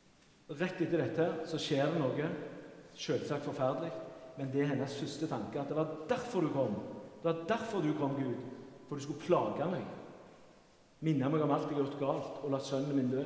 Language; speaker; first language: Norwegian; native; Norwegian